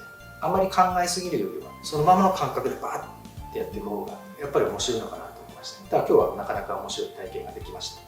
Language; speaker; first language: Japanese; native; Japanese